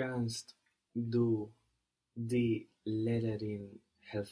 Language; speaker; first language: German; non-native, learner; English